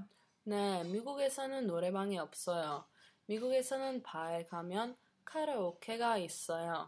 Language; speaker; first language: Korean; non-native, learner; English